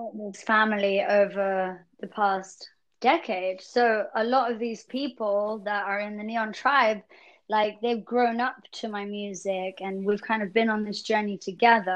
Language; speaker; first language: English; native; English